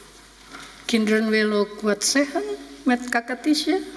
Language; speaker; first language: Dutch; non-native, fluent; Indonesian